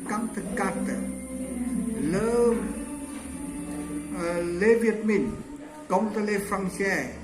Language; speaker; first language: French; non-native, learner; Vietnamese